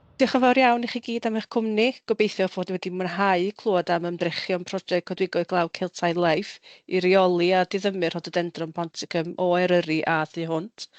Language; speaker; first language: Welsh; native; Welsh